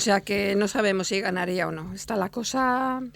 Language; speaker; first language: Spanish; native; Spanish